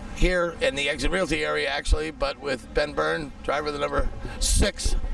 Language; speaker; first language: English; native; English